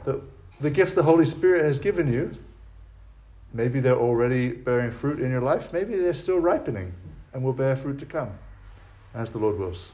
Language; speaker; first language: English; native; English